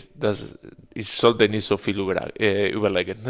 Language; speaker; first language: German; non-native, learner; Spanish